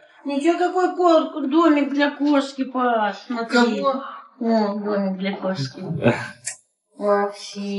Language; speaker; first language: Russian; native; Russian